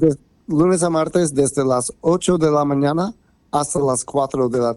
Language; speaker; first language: Spanish; non-native, fluent; English